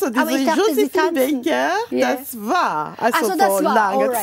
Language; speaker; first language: German; non-native, fluent; French